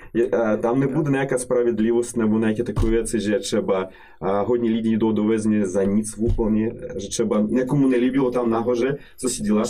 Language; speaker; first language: Czech; non-native, fluent; Russian